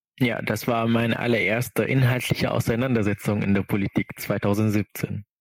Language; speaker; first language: German; non-native, fluent; Arabic